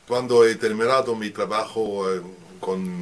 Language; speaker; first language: Spanish; non-native, learner; French